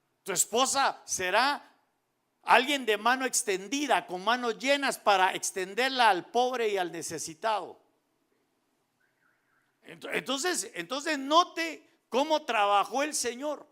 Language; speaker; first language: Spanish; native; Spanish